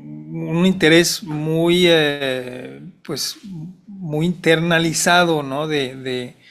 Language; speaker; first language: Spanish; native; Spanish